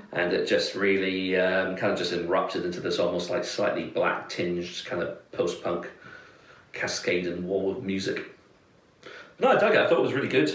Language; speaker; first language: English; native; English